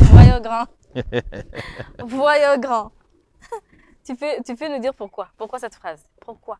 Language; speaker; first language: French; non-native, local second language; Rundi